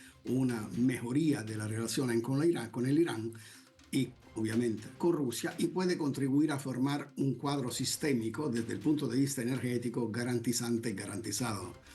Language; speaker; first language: Spanish; non-native, fluent; Italian